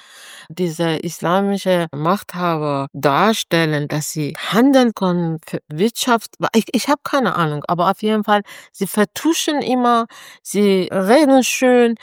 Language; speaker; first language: German; non-native, fluent; Persian